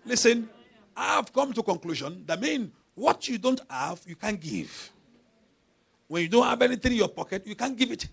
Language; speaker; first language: English; non-native, local second language; Yoruba